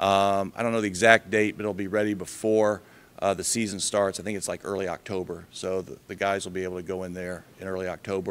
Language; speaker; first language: English; native; English